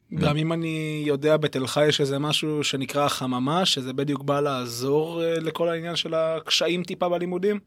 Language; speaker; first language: Hebrew; native; Hebrew